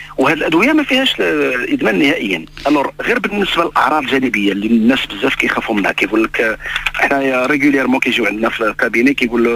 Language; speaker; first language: Arabic; native; Arabic